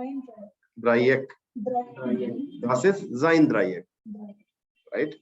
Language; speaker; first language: German; non-native, fluent; Hindi